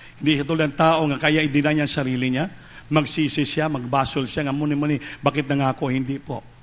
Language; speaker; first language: Filipino; non-native, local second language; Cebuano